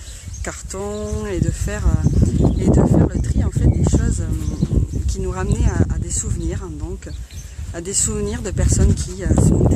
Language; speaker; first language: French; native; French